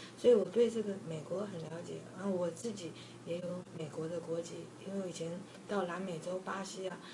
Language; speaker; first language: Chinese; native; Chinese